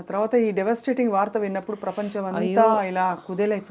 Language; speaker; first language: Telugu; native; Telugu